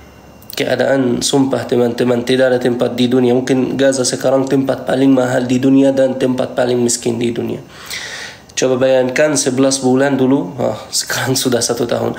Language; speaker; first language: Indonesian; non-native, fluent; Arabic